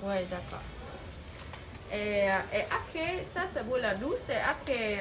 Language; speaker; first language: French; non-native, learner; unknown